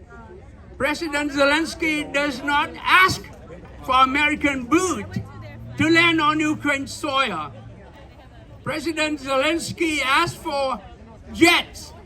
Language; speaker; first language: English; non-native, fluent; Vietnamese